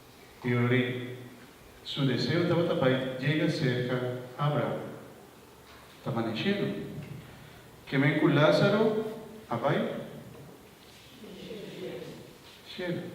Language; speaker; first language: Spanish; non-native, learner; Papiamento